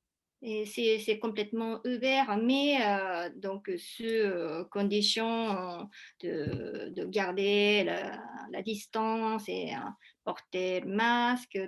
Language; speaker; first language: French; non-native, fluent; Japanese